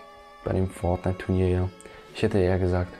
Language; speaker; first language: German; native; German